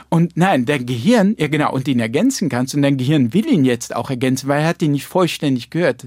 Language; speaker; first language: German; early bilingual, heritage; German